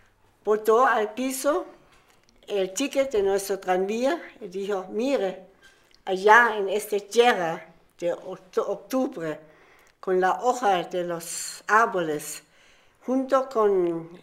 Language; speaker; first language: Spanish; non-native, fluent; German